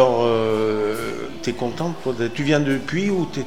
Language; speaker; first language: French; native; French